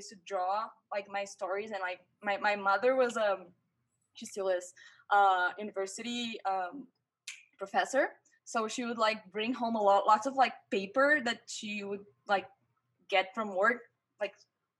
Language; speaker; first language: English; non-native, fluent; Portuguese